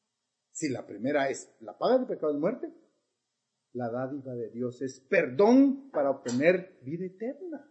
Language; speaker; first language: Spanish; native; Spanish